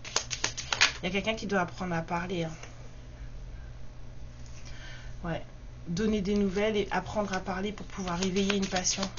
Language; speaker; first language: French; native; French